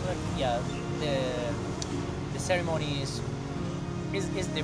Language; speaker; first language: English; non-native, local second language; Spanish